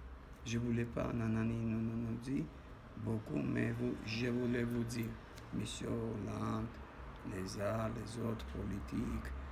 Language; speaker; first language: French; non-native, learner; Armenian